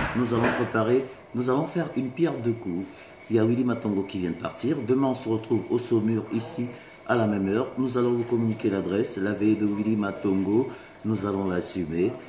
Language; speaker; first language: French; non-native, local second language; Lingala